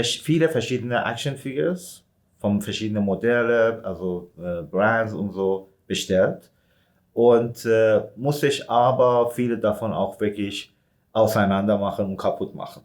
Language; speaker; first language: German; non-native, fluent; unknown